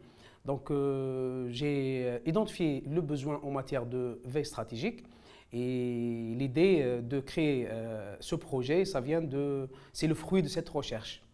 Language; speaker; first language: French; non-native, local second language; Arabic